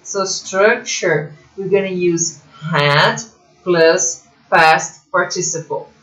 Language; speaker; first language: English; non-native, fluent; Portuguese